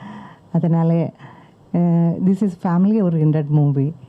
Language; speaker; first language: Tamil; non-native, learner; Malayalam